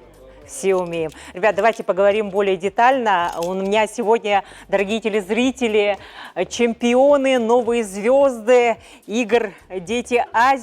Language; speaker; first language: Russian; native; Russian